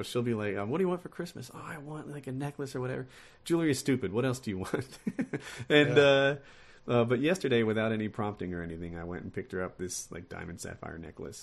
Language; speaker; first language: English; native; English